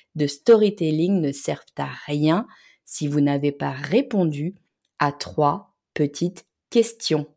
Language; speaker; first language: French; native; French